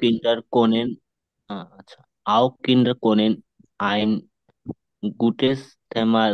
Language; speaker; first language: German; non-native, learner; Bangla